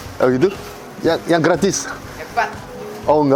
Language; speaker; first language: Indonesian; non-native, learner; Korean